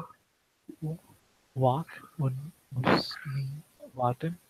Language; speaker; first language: German; non-native, learner; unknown